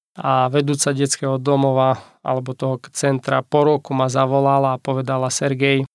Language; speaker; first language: Slovak; non-native, fluent; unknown